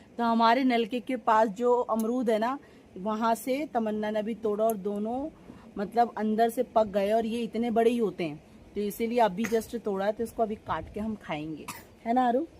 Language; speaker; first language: Hindi; non-native, local second language; Bangla